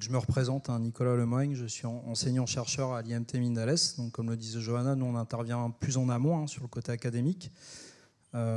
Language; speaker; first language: French; native; French